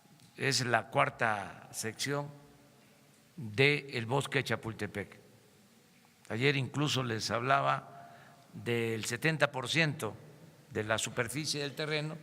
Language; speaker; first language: Spanish; native; Spanish